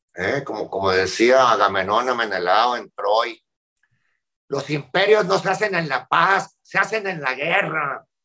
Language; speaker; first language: Spanish; native; Spanish